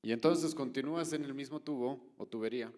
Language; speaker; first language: Spanish; native; Spanish